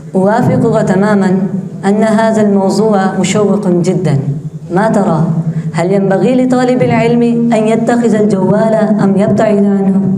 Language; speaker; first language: Arabic; non-native, learner; Urdu